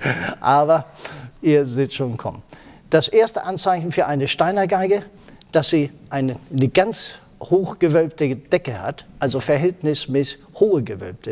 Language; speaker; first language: German; native; German